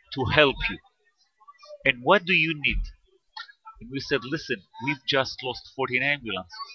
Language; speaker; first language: English; non-native, fluent; Hebrew